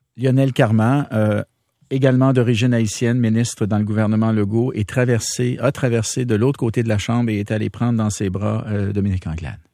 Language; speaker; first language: French; native; French